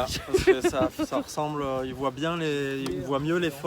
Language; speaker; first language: French; native; French